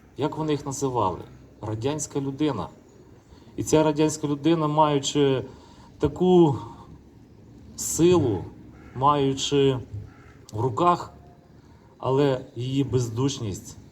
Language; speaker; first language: Ukrainian; native; Ukrainian